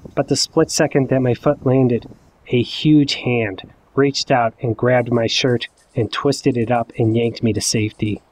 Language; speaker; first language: English; native; English